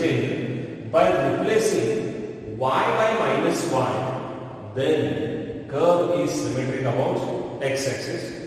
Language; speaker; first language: English; non-native, local second language; Marathi